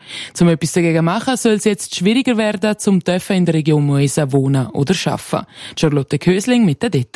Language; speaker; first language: German; native; German